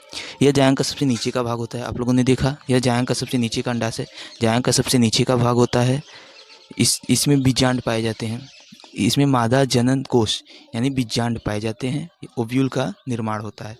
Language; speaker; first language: Hindi; native; Hindi